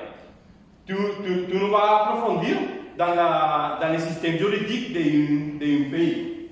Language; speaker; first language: French; non-native, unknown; Spanish